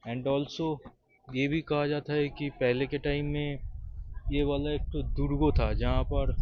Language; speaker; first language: Hindi; non-native, local second language; Bangla